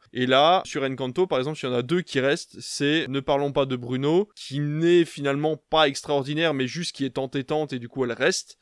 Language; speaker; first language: French; native; French